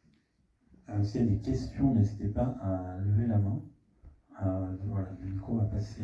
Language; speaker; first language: French; native; French